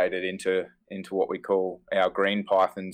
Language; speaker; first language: English; native; English